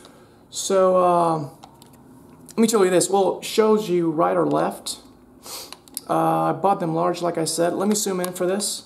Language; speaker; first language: English; non-native, fluent; Spanish